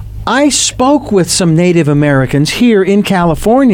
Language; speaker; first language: English; native; English